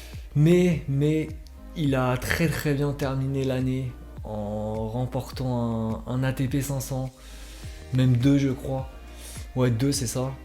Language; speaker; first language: French; native; French